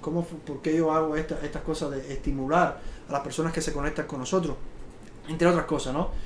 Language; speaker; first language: Spanish; native; Spanish